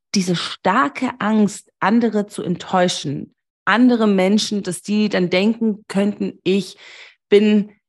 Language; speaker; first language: German; early bilingual, heritage; German